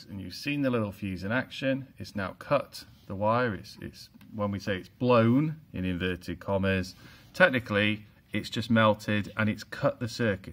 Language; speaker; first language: English; native; English